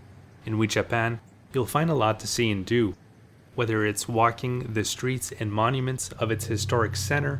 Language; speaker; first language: English; native; English